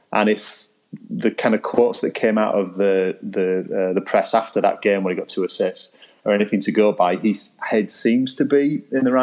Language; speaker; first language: English; native; English